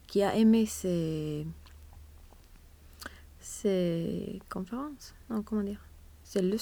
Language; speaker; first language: French; non-native, fluent; Swedish